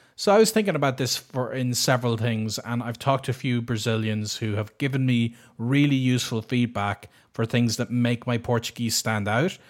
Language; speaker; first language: English; native; English